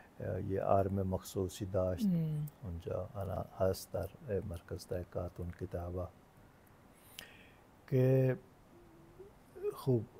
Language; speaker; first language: Persian; non-native, fluent; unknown